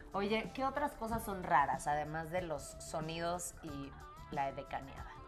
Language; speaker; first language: Spanish; native; Spanish